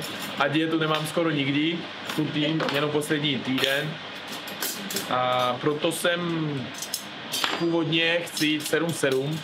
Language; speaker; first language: Czech; non-native, fluent; Uzbek